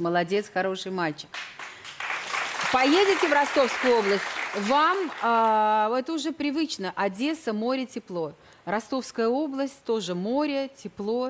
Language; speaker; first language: Russian; native; Russian